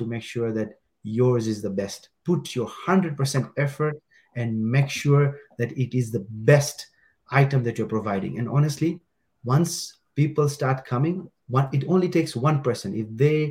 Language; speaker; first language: English; non-native, local second language; Gujarati